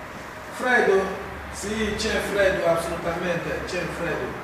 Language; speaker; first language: Italian; non-native, learner; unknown